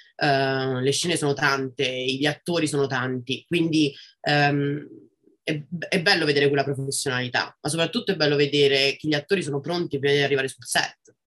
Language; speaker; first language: Italian; native; Italian